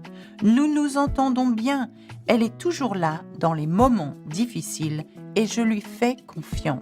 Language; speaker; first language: French; non-native, fluent; English